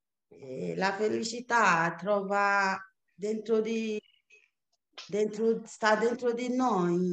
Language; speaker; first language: Italian; non-native, learner; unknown